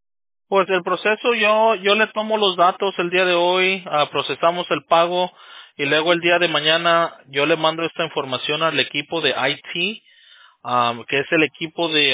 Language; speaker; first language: Spanish; early bilingual, heritage; Spanish